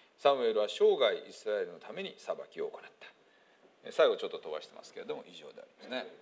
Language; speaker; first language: Japanese; native; Japanese